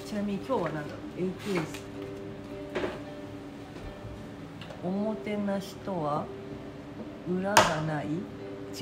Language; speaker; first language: Japanese; native; Japanese